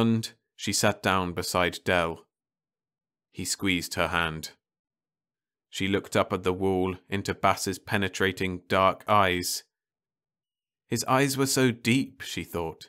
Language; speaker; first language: English; native; English